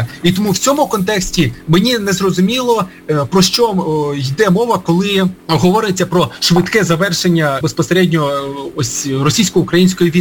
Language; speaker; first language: Ukrainian; native; Ukrainian